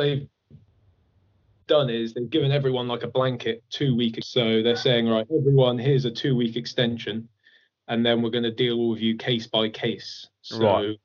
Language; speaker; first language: English; native; English